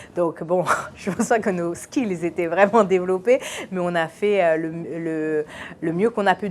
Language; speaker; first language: French; early bilingual, other home language; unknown